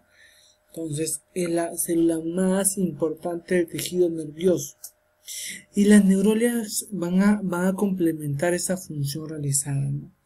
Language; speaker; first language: Spanish; native; Spanish